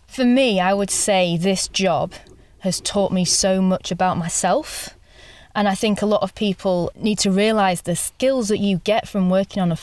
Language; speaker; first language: English; native; English